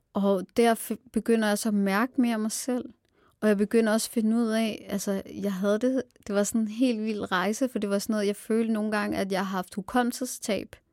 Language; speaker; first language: Danish; early bilingual, other home language; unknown